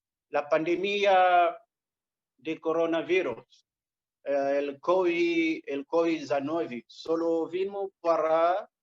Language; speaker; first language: Spanish; non-native, fluent; Portuguese